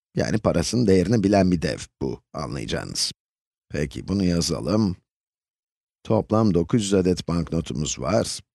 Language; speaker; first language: Turkish; native; Turkish